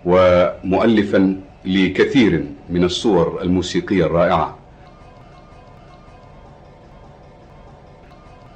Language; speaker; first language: Arabic; native; Arabic